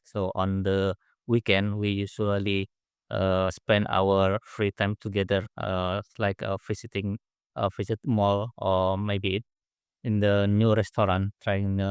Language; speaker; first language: English; non-native, learner; Indonesian